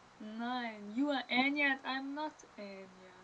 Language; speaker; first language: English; non-native, learner; German